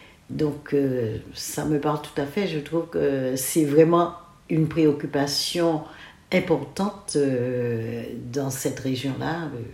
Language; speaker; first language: French; non-native, local second language; Guadeloupean Creole French